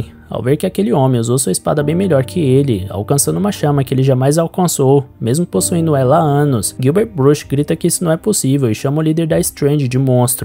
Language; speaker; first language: Portuguese; native; Portuguese